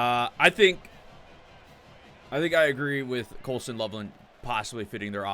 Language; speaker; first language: English; native; English